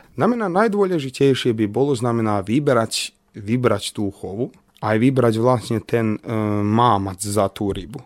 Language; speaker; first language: Slovak; native; Slovak